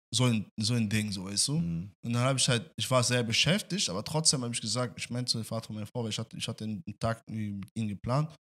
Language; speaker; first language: German; non-native, fluent; French